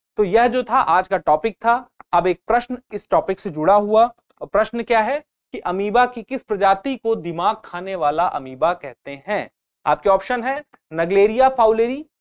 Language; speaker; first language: Hindi; native; Hindi